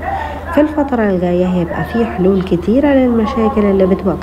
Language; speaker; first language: Arabic; native; Arabic